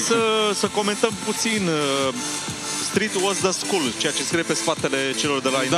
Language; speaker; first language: Romanian; native; Romanian